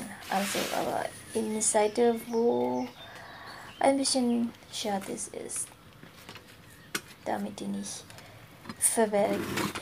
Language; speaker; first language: German; non-native, fluent; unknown